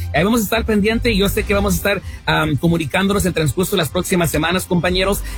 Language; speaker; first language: Spanish; early bilingual, heritage; Spanish